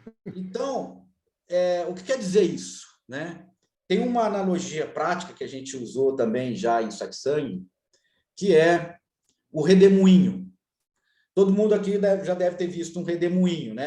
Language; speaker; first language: Portuguese; native; Portuguese